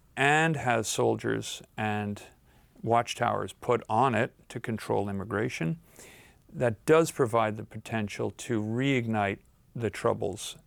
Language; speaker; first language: English; native; English